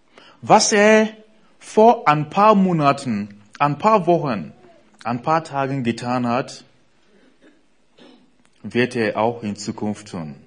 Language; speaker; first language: German; non-native, fluent; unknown